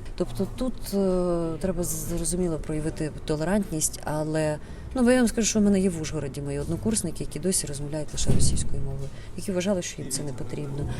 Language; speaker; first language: Ukrainian; non-native, local second language; Russian